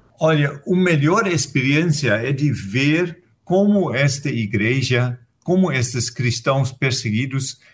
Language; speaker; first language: Portuguese; non-native, fluent; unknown